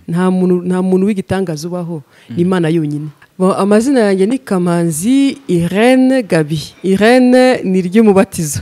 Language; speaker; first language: Kinyarwanda; early bilingual, heritage; Kinyarwanda